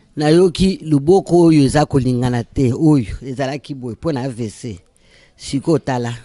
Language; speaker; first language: Lingala; native; Lingala